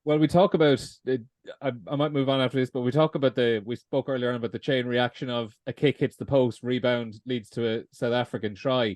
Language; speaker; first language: English; native; English